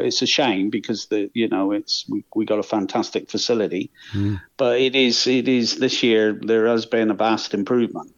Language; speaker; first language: English; native; English